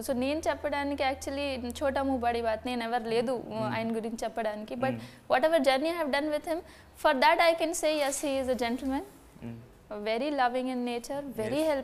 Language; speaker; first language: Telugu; non-native, fluent; Hindi